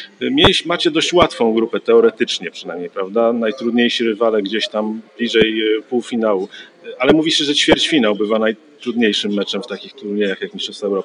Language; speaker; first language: Polish; native; Polish